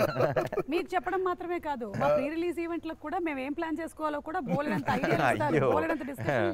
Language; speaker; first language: Telugu; native; Telugu